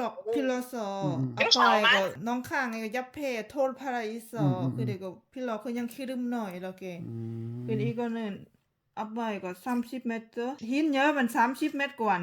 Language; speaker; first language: Korean; non-native, learner; Lao